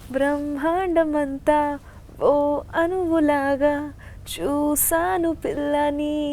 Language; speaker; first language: Telugu; non-native, learner; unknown